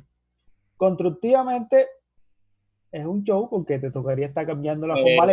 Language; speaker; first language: Spanish; native; Spanish